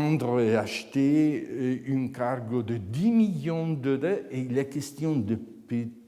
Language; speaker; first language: French; non-native, fluent; Italian